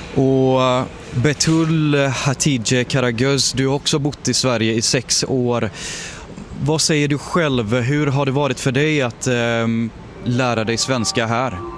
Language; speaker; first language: Swedish; native; Swedish